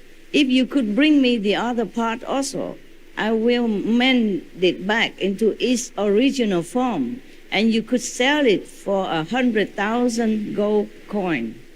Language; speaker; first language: English; non-native, fluent; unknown